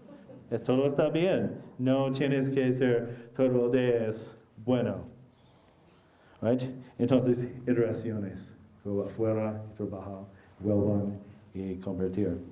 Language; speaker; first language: Spanish; non-native, learner; English